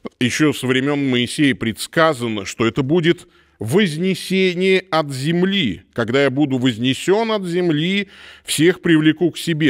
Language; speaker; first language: Russian; native; Russian